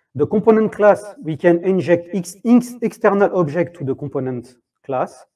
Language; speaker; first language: English; non-native, fluent; French